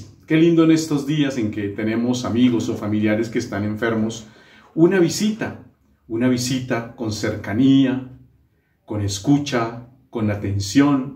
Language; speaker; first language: Spanish; native; Spanish